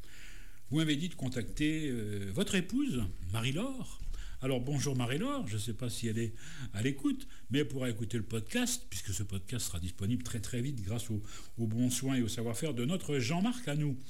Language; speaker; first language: French; native; French